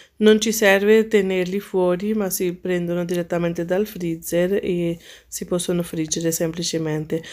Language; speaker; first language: Italian; non-native, fluent; Urdu